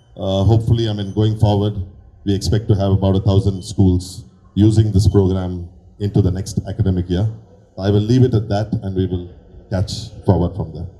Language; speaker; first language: English; non-native, local second language; Tamil